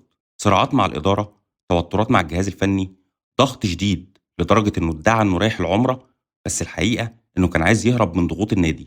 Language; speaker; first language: Arabic; native; Arabic